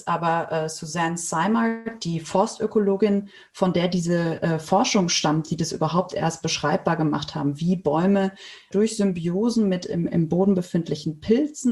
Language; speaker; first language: German; native; German